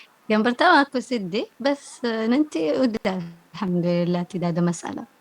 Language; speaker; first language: Indonesian; non-native, learner; Arabic